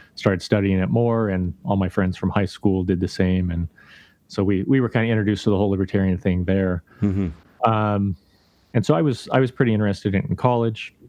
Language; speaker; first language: English; native; English